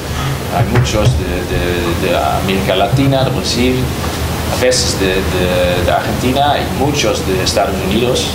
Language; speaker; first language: Spanish; non-native, learner; Dutch